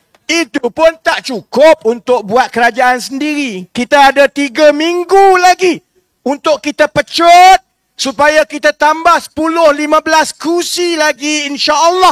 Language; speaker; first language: Malay; native; Malay